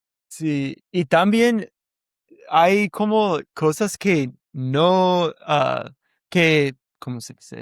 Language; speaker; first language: Spanish; non-native, learner; English